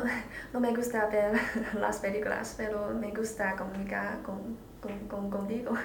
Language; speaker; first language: Spanish; non-native, learner; Chinese